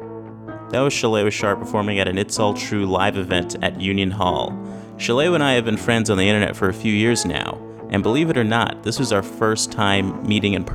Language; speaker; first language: English; native; English